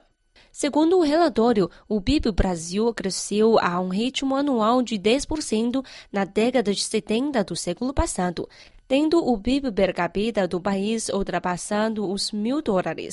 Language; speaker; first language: Portuguese; non-native, fluent; Chinese